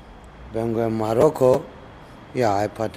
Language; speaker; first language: Spanish; non-native, learner; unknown